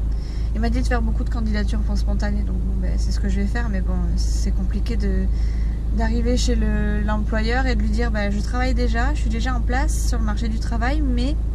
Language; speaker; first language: French; native; French